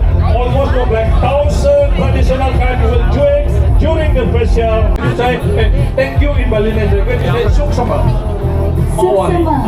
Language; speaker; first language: English; non-native, learner; Indonesian